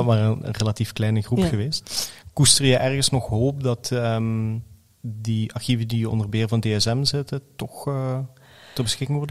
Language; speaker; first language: Dutch; native; Dutch